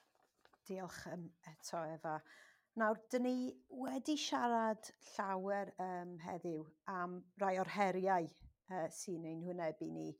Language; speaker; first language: Welsh; non-native, local second language; English